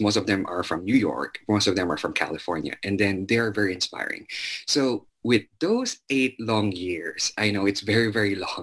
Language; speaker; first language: English; non-native, local second language; Chavacano